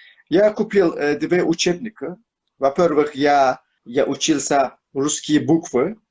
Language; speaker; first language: Russian; non-native, learner; Turkish